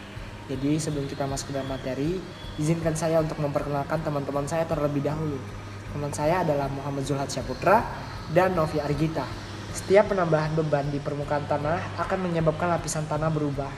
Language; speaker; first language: Indonesian; native; Indonesian